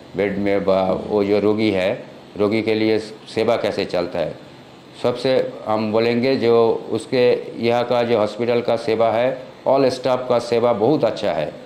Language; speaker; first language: Hindi; non-native, local second language; Bangla